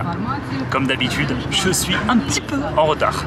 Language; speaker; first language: French; native; French